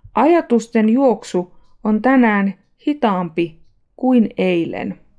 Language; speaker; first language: Finnish; non-native, fluent; Russian